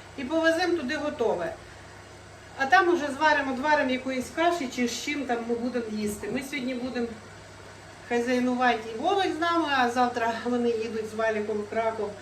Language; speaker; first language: Ukrainian; native; Ukrainian